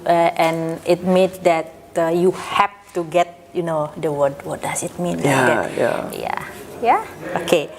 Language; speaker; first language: English; non-native, fluent; Indonesian